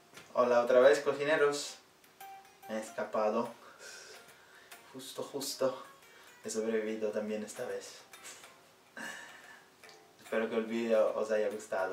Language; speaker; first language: Spanish; non-native, fluent; Italian